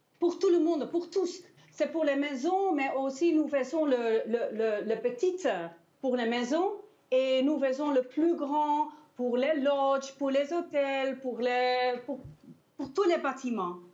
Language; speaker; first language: French; non-native, fluent; Dutch